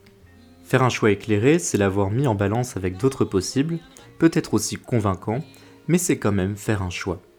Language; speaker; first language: French; native; French